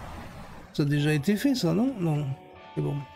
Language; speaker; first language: French; native; French